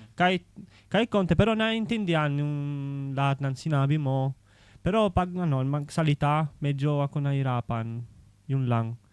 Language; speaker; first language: Filipino; non-native, learner; Italian